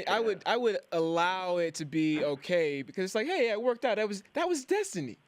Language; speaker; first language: English; native; English